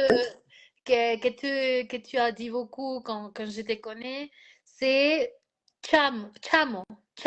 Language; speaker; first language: French; non-native, learner; Spanish